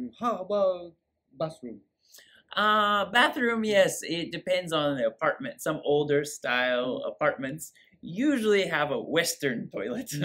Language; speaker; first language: English; native; English